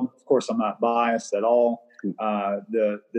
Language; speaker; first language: English; native; English